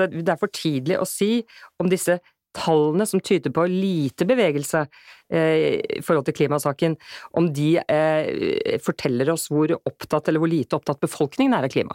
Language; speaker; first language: Norwegian; native; Norwegian